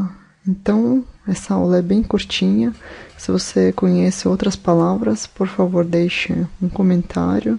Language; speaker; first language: Portuguese; non-native, fluent; Russian